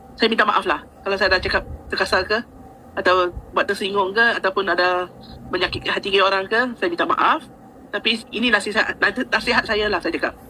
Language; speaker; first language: Malay; native; Malay